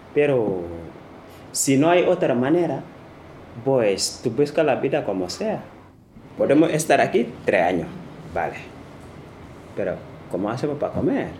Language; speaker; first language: Spanish; non-native, fluent; Wolof